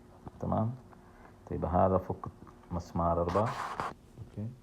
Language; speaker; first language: Arabic; non-native, learner; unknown